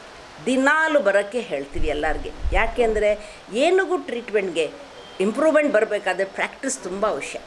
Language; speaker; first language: Kannada; non-native, local second language; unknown